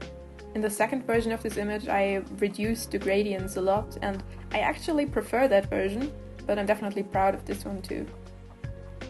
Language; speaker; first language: English; non-native, fluent; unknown